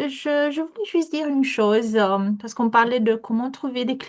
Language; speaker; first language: French; non-native, fluent; Romanian